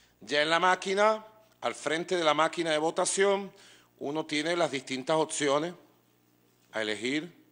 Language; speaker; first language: Spanish; native; Spanish